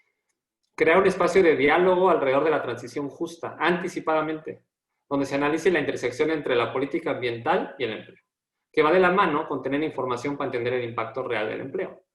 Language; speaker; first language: Spanish; native; Spanish